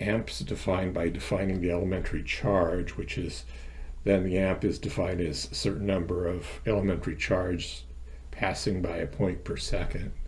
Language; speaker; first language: English; native; English